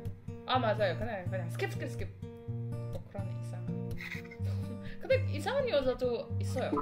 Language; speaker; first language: Korean; non-native, learner; Indonesian